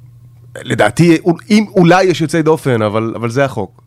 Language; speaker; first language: Hebrew; native; Hebrew